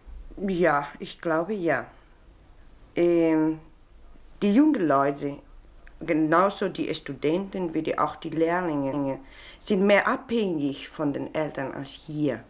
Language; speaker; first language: German; non-native, fluent; Spanish